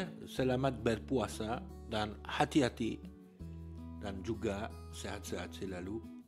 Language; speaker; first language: Indonesian; non-native, learner; French